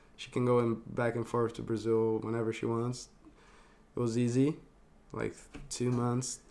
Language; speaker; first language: English; non-native, fluent; Portuguese